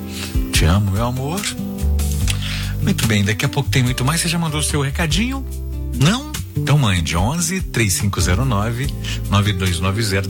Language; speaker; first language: Portuguese; native; Portuguese